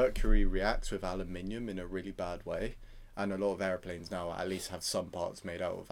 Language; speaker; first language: English; native; English